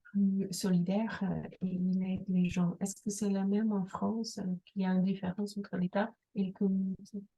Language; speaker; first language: French; non-native, fluent; English